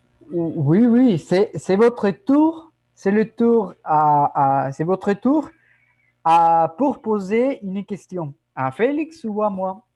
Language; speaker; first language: French; non-native, fluent; Spanish